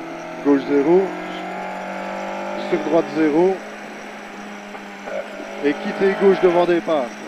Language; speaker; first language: French; native; French